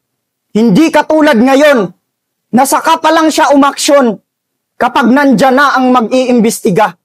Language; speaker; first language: Filipino; native; Filipino